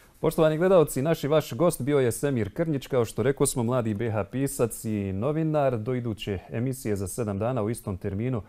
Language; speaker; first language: Bosnian; native; Bosnian